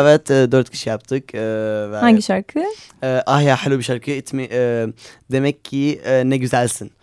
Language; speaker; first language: Turkish; non-native, learner; Arabic